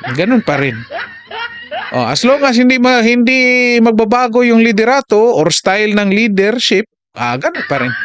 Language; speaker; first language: Filipino; non-native, local second language; Cebuano